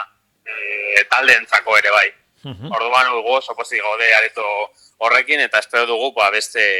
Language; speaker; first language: Basque; non-native, local second language; Spanish